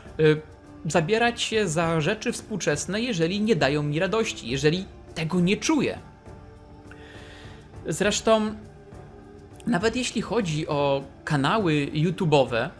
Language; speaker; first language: Polish; native; Polish